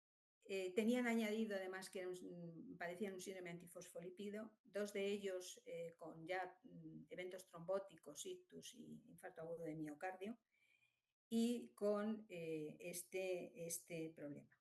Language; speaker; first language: Spanish; native; Spanish